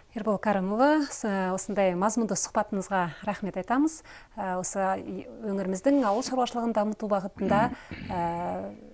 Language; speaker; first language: Kazakh; native; Kazakh